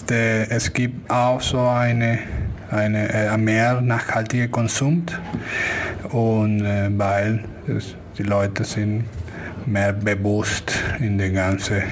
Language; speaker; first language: German; non-native, fluent; Spanish